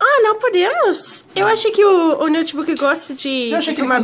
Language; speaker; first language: Portuguese; non-native, fluent; English